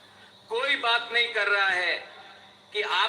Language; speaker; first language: Hindi; non-native, local second language; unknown